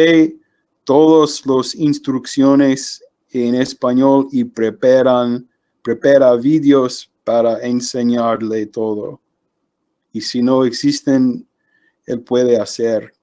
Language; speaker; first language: Spanish; non-native, learner; English